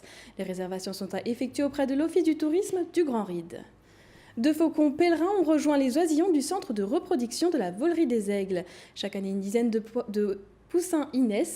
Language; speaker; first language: French; native; French